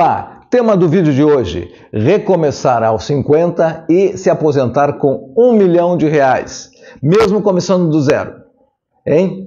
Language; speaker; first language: Portuguese; native; Portuguese